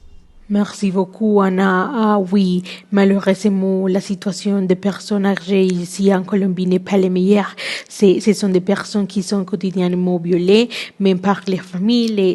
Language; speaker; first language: French; non-native, learner; Spanish